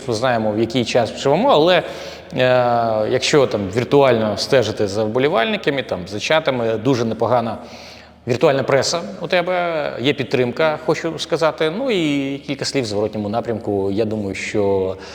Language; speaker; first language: Ukrainian; native; Ukrainian